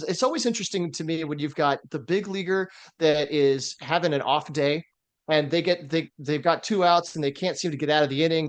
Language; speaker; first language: English; native; English